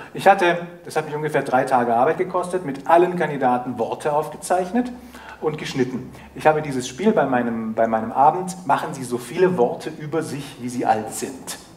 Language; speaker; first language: German; native; German